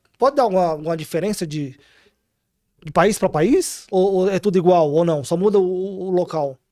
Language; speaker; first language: Portuguese; native; Portuguese